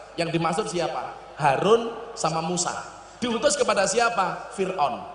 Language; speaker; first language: Indonesian; non-native, local second language; Javanese